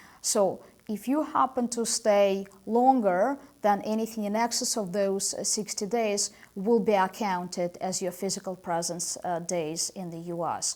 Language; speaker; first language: English; non-native, fluent; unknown